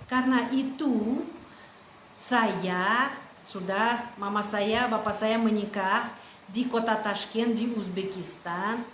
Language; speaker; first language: Indonesian; non-native, fluent; Russian